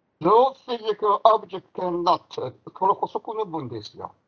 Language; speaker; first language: Japanese; non-native, fluent; Chinese